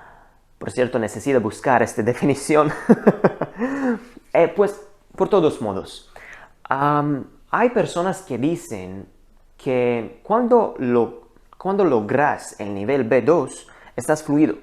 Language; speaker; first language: Spanish; non-native, learner; Hebrew